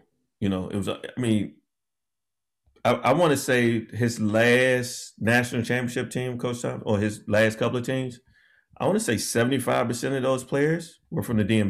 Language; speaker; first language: English; native; English